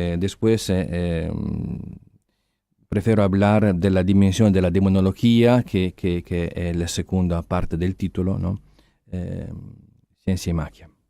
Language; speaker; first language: Spanish; non-native, fluent; Italian